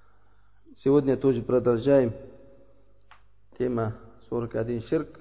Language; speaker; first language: Russian; non-native, learner; Uzbek